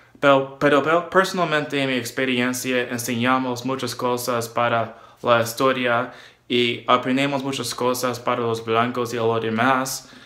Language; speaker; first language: Spanish; non-native, learner; English